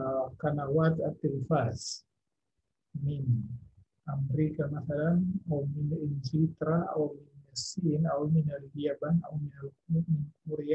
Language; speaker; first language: Arabic; non-native, fluent; Indonesian